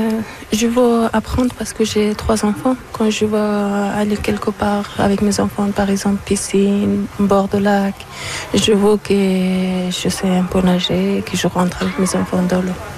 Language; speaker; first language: French; non-native, learner; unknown